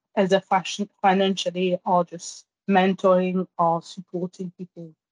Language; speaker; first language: English; non-native, fluent; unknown